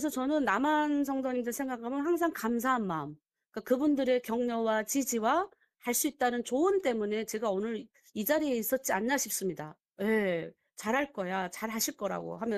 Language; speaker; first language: Korean; native; Korean